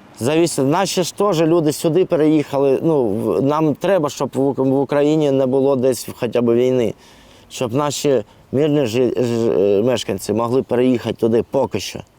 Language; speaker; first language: Ukrainian; non-native, local second language; Russian